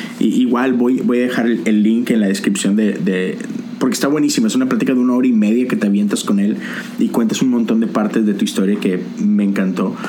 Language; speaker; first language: Spanish; native; Spanish